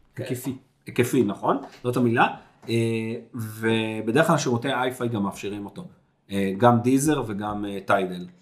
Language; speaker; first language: Hebrew; native; Hebrew